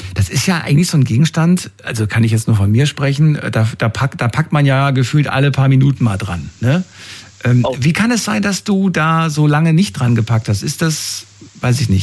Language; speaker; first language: German; native; German